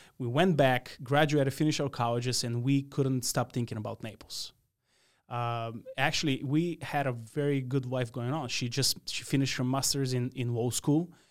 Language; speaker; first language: English; non-native, fluent; Macedonian